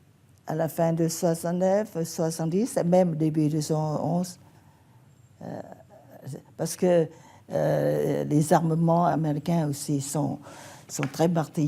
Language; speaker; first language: French; non-native, fluent; Vietnamese